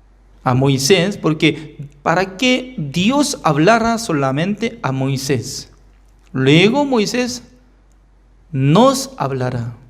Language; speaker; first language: Spanish; non-native, fluent; Korean